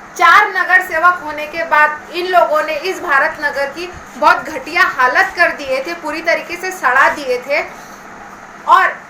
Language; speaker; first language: Hindi; native; Hindi